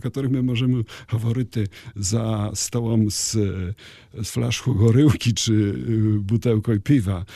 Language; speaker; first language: Ukrainian; non-native, learner; Polish